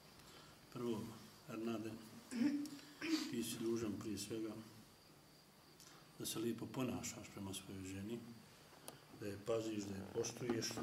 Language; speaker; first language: Bosnian; native; Bosnian